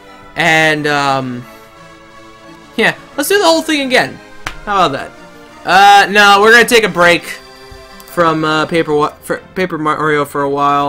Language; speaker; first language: English; native; English